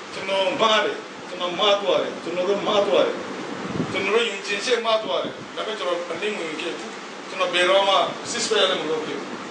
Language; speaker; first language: Burmese; non-native, local second language; Kachin